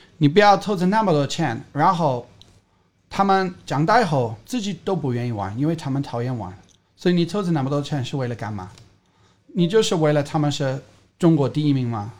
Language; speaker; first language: Chinese; non-native, fluent; English